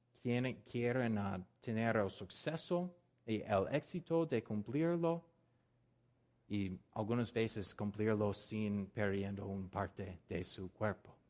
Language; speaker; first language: Spanish; non-native, learner; English